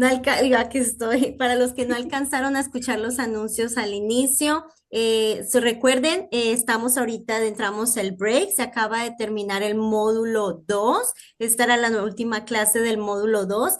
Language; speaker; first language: Spanish; native; Spanish